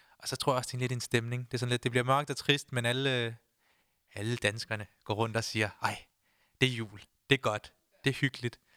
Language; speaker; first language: Danish; early bilingual, other home language; Punjabi